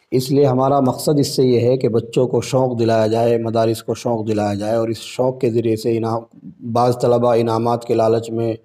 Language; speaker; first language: Urdu; native; Urdu